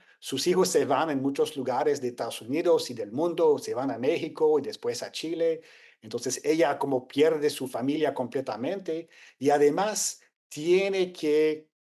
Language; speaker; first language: Spanish; non-native, fluent; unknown